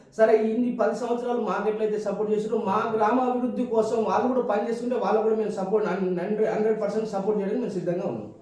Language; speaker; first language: Telugu; native; Telugu